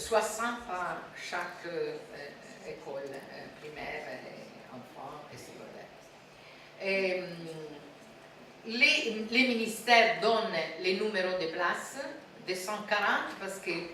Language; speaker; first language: French; non-native, fluent; Italian